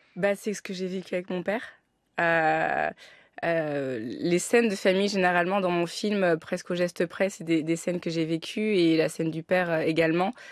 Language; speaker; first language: French; native; French